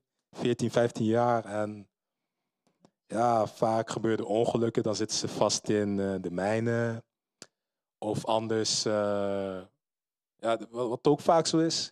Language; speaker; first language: Dutch; early bilingual, other home language; Lingala